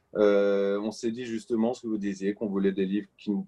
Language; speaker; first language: French; native; French